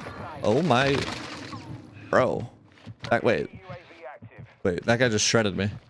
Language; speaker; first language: English; native; English